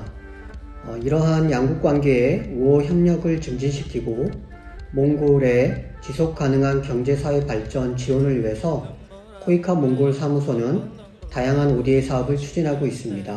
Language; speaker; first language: Korean; native; Korean